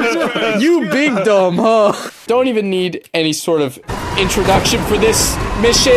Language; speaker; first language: English; native; English